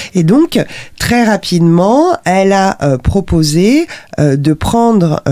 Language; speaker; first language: French; native; French